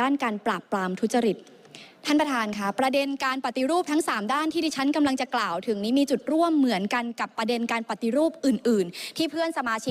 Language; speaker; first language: Thai; native; Thai